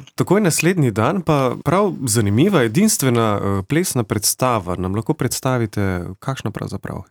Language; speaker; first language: Slovenian; native; Slovenian